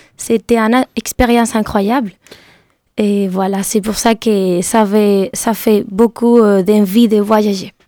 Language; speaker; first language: French; non-native, fluent; Spanish